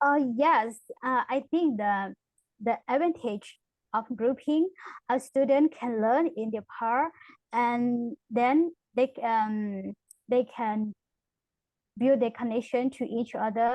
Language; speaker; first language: English; non-native, learner; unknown